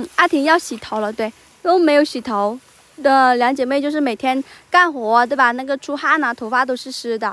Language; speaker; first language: Chinese; non-native, local second language; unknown